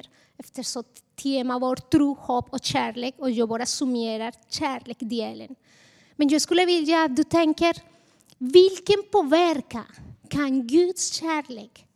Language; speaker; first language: Swedish; non-native, fluent; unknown